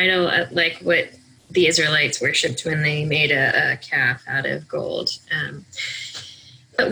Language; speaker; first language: English; native; English